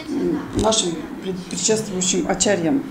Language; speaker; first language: Russian; native; Russian